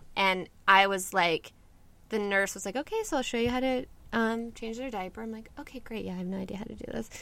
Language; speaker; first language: English; native; English